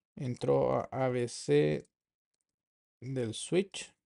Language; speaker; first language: Spanish; native; Spanish